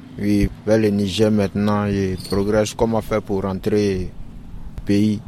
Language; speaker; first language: French; non-native, local second language; Bambara